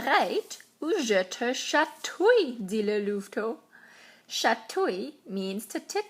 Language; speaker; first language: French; non-native, fluent; English